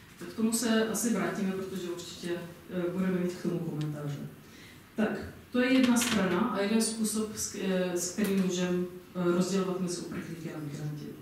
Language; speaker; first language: Czech; non-native, fluent; English